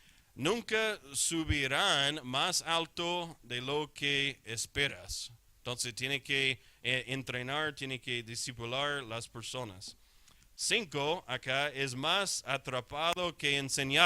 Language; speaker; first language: Spanish; non-native, fluent; English